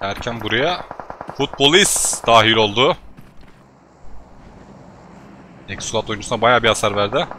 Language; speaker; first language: Turkish; native; Turkish